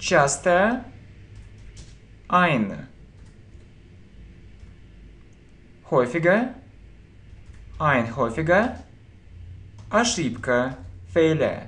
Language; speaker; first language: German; non-native, fluent; Russian